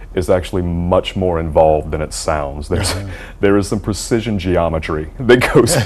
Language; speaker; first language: English; native; English